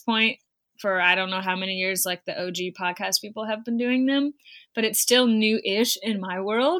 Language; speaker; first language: English; native; English